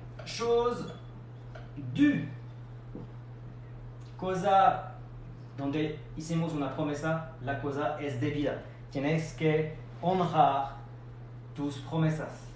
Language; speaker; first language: Spanish; non-native, fluent; French